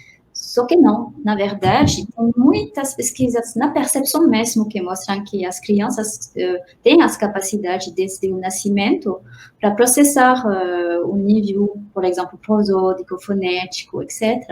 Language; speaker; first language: Portuguese; non-native, fluent; French